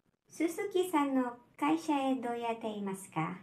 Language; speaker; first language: Japanese; non-native, learner; Filipino